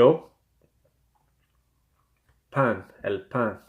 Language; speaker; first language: Spanish; non-native, learner; English